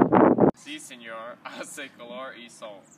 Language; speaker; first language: Spanish; non-native, learner; English